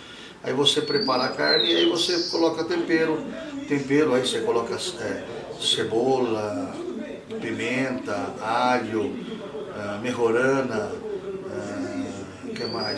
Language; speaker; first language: Portuguese; non-native, fluent; Spanish